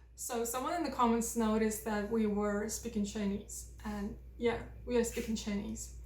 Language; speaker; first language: English; non-native, fluent; Russian